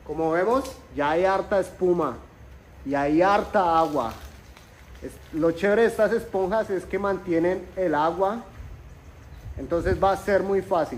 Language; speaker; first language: Spanish; native; Spanish